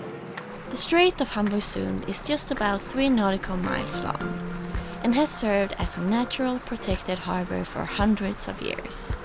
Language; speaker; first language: English; non-native, fluent; Swedish